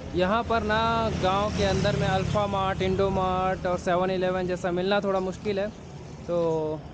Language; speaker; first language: Hindi; native; Hindi